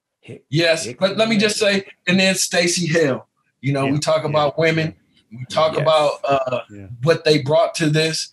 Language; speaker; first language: English; native; English